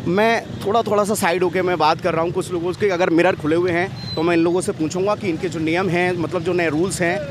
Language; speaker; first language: Hindi; native; Hindi